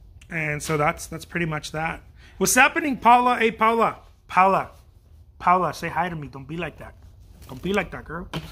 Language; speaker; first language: English; non-native, fluent; Spanish